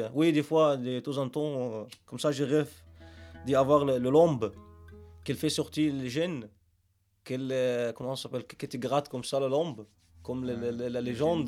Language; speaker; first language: French; non-native, learner; Arabic